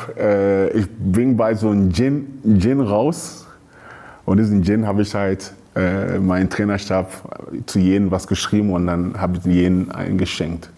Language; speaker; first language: German; early bilingual, other home language; Akan